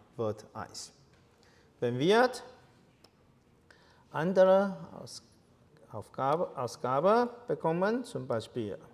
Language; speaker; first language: German; non-native, learner; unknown